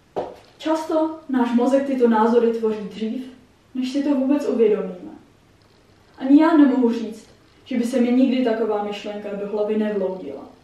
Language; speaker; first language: Czech; early bilingual, heritage; Czech